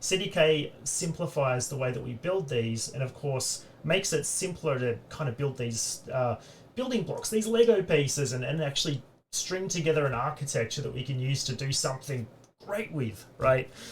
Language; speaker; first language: English; native; English